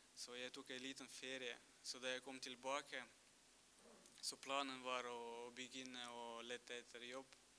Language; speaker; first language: Norwegian; non-native, fluent; Russian